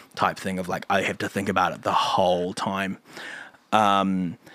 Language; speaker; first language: English; native; English